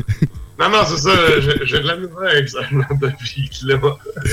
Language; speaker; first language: French; native; French